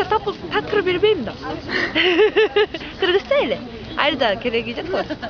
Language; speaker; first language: Kyrgyz; non-native, learner; Japanese